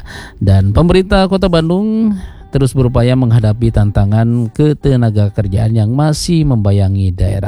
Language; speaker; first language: Indonesian; non-native, local second language; Sundanese